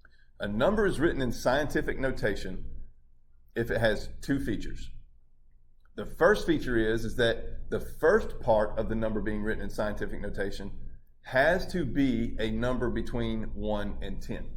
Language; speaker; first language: English; native; English